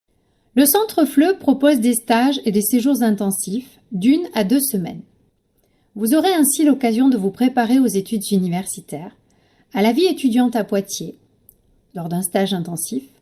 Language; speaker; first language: French; native; French